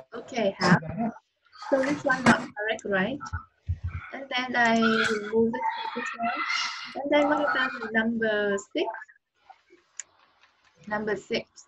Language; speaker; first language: English; non-native, learner; Vietnamese